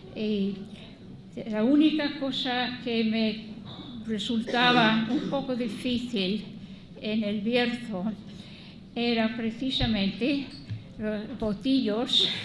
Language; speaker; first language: Spanish; non-native, fluent; English